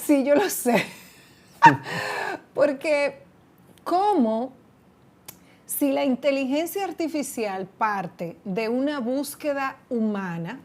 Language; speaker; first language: Spanish; native; Spanish